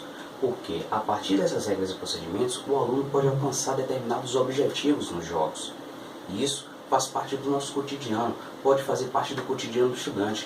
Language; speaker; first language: Portuguese; native; Portuguese